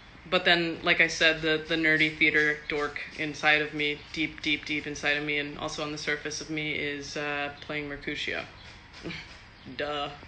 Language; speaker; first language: English; early bilingual, other home language; Spanish